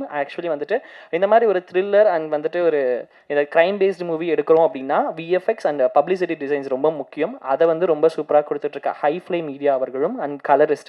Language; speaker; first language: Tamil; native; Tamil